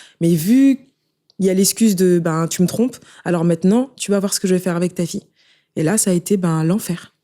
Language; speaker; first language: French; early bilingual, other home language; Haitian Creole